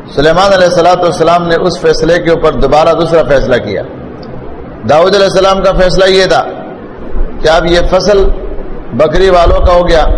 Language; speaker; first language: Urdu; non-native, local second language; Pashto